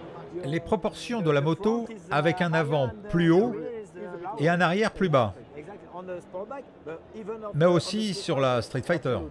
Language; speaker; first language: French; native; French